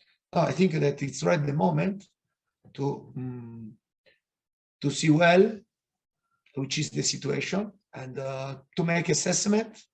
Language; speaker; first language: English; non-native, fluent; Italian